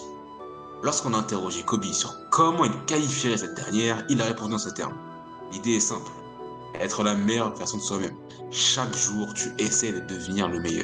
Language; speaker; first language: French; native; French